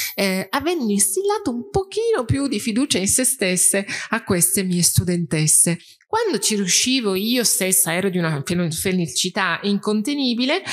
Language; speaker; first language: Italian; non-native, fluent; Persian